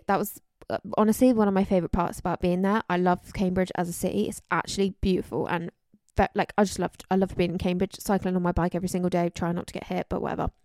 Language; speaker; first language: English; native; English